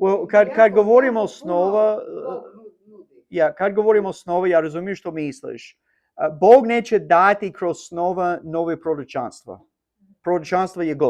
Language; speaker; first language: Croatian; non-native, learner; English